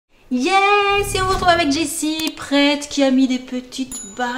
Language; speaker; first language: French; native; French